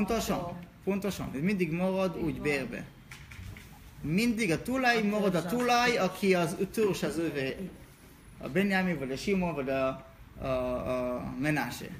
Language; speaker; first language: Hungarian; non-native, learner; Hebrew